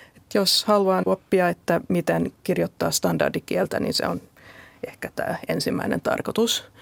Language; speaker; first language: Finnish; non-native, local second language; Swedish